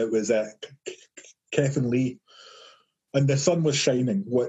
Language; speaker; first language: English; native; English